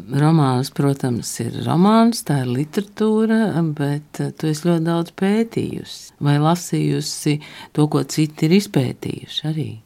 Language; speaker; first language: Latvian; native; Latvian